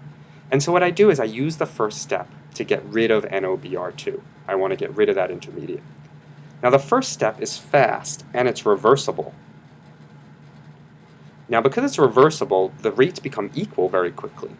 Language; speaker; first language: English; native; English